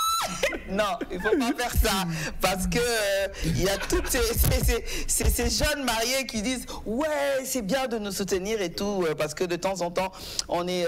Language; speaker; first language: French; native; French